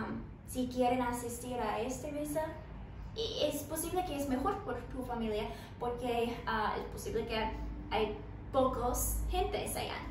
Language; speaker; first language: Spanish; non-native, learner; English